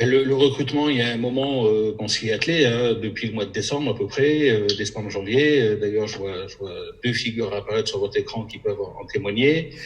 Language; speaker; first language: French; native; French